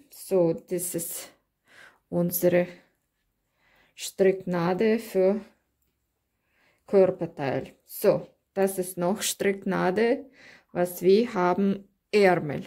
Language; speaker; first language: German; non-native, learner; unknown